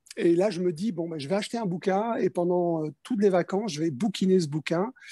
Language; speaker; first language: French; early bilingual, other home language; Spanish